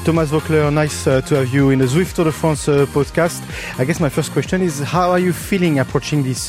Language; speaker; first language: English; non-native, fluent; French